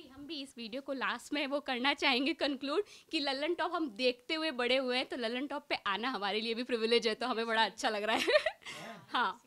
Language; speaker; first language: Hindi; native; Hindi